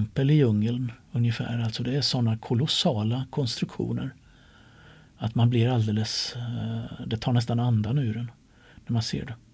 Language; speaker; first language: Swedish; native; Swedish